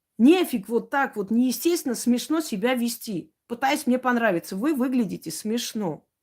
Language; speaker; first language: Russian; non-native, local second language; Armenian